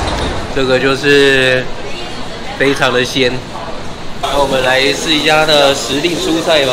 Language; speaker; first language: Chinese; native; Chinese